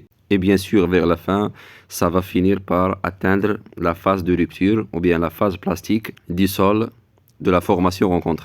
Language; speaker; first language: French; non-native, local second language; Arabic